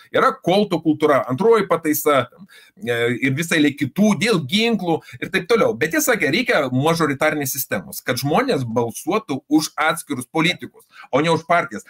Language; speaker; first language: Lithuanian; native; Lithuanian